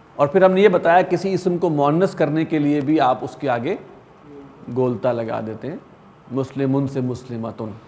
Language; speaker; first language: Urdu; native; Urdu